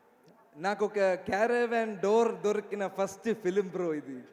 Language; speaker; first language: Telugu; non-native, learner; Malayalam